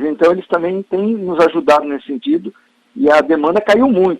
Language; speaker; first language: Portuguese; native; Portuguese